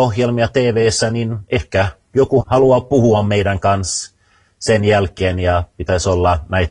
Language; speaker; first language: Finnish; early bilingual, heritage; Finnish